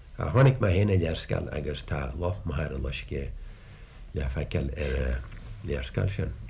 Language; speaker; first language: Irish; native; Irish